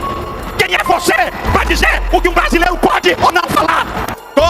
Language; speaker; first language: Portuguese; native; Portuguese